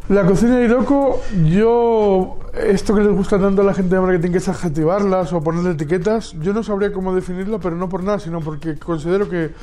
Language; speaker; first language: Spanish; native; Spanish